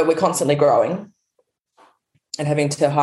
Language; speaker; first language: English; native; English